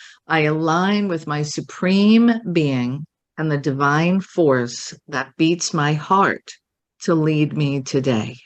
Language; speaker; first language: English; native; English